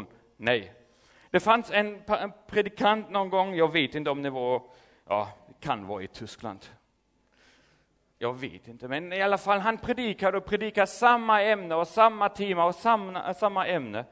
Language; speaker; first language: Swedish; non-native, fluent; German